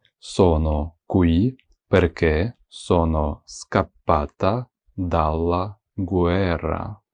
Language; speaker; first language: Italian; non-native, fluent; Ukrainian